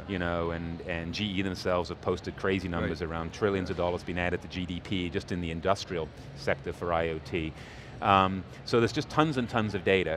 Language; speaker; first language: English; native; English